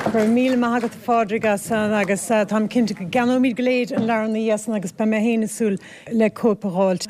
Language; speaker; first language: Irish; native; Irish